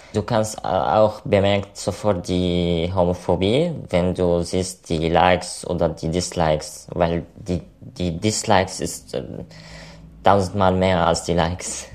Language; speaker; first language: German; non-native, learner; Arabic